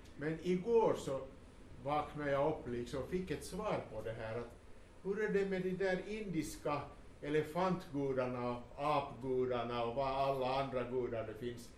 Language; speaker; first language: Swedish; native; Swedish